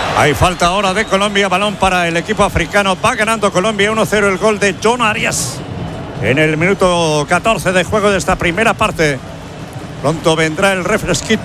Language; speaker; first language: Spanish; native; Spanish